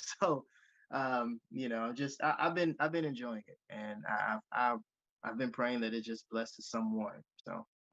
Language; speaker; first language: English; native; English